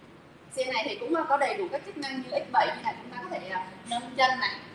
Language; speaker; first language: Vietnamese; native; Vietnamese